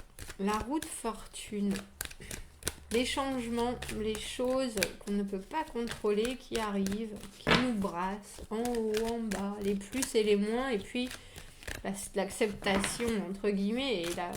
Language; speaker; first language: French; native; French